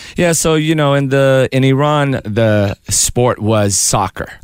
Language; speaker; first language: English; early bilingual, other home language; Persian